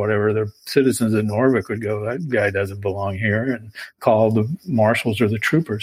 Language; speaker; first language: English; native; English